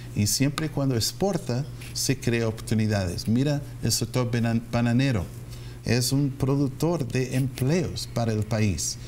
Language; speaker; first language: Spanish; non-native, fluent; English